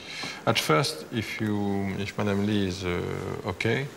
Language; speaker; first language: English; non-native, learner; French